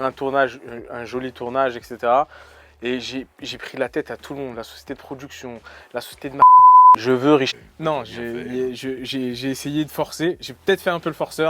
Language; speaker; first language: French; native; French